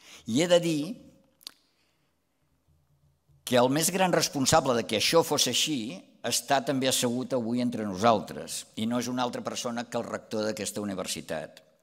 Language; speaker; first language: Catalan; native; Catalan